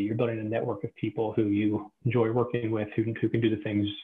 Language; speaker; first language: English; native; English